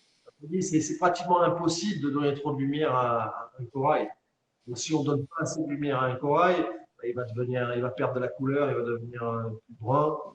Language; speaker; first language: French; native; French